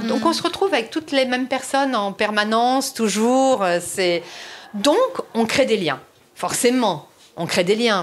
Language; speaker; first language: French; native; French